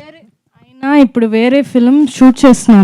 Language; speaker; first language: Telugu; non-native, fluent; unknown